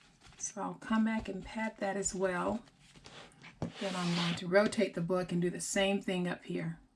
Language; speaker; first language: English; native; English